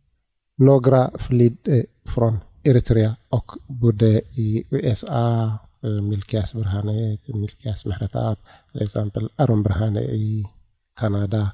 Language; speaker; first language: Swedish; non-native, learner; Tigrinya